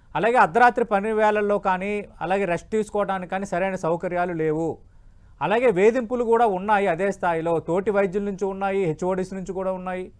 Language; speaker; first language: Telugu; native; Telugu